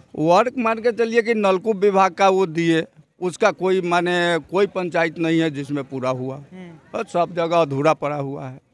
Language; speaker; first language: Hindi; native; Hindi